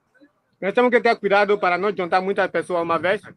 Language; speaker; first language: Portuguese; non-native, fluent; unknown